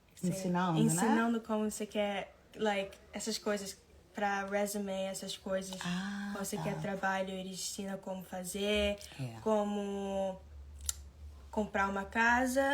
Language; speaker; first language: Portuguese; early bilingual, heritage; Portuguese